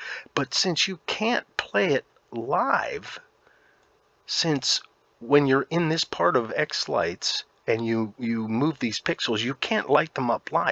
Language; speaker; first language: English; native; English